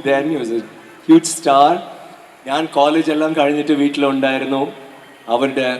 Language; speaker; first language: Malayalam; non-native, learner; Tamil